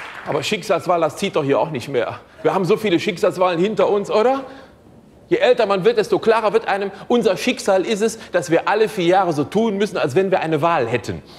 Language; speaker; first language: German; native; German